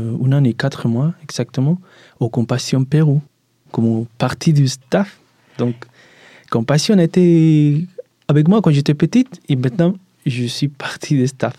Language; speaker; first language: French; non-native, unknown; Spanish